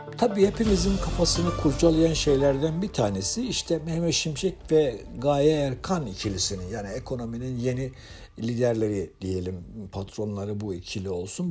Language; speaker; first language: Turkish; native; Turkish